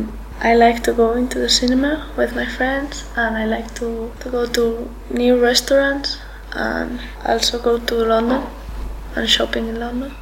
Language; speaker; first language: English; non-native, learner; Spanish